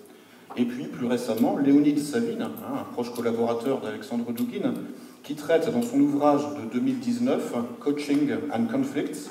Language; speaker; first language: French; native; French